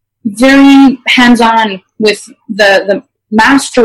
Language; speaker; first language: English; non-native, fluent; French